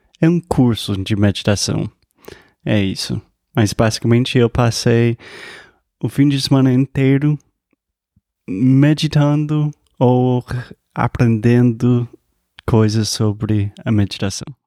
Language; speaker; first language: Portuguese; non-native, fluent; English